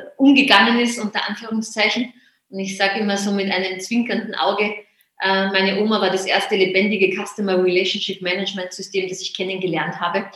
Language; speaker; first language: German; native; German